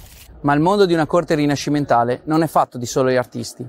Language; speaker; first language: Italian; native; Italian